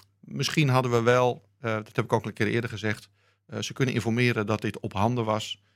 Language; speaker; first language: Dutch; native; Dutch